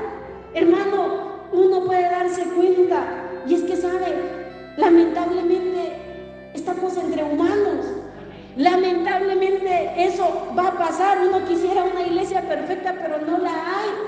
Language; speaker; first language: Spanish; native; Spanish